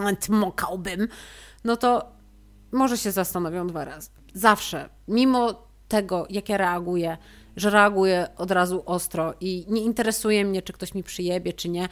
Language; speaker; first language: Polish; native; Polish